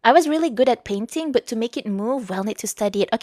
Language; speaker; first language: English; non-native, local second language; Malay